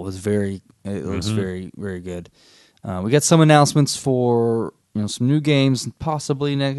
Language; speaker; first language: English; native; English